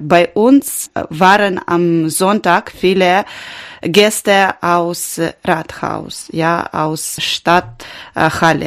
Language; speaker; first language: German; non-native, learner; Ukrainian